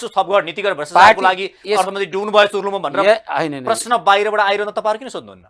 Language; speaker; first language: Nepali; native; Nepali